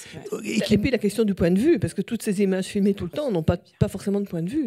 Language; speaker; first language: French; native; French